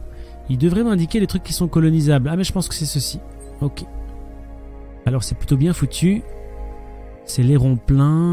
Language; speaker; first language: French; native; French